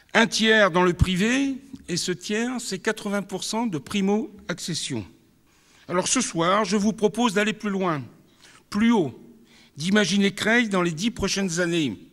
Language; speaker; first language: French; native; French